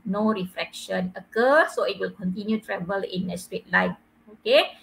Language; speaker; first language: English; non-native, local second language; Malay